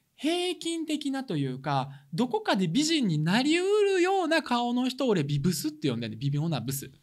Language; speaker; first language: Japanese; early bilingual, other home language; Russian